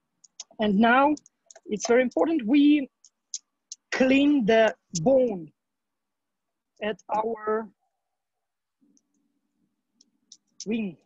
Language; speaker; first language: English; non-native, learner; Ukrainian